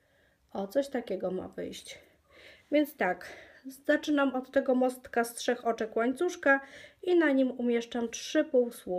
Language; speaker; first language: Polish; native; Polish